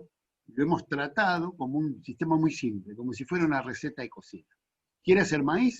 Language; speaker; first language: Spanish; native; Spanish